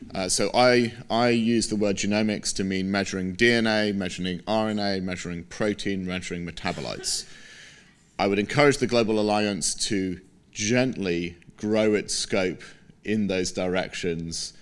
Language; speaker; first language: English; native; English